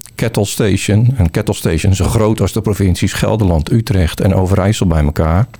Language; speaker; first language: Dutch; native; Dutch